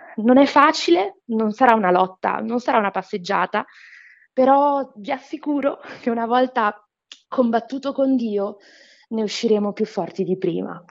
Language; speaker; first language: Italian; non-native, fluent; Portuguese